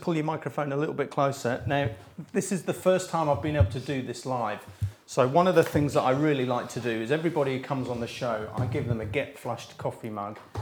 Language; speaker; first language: English; native; English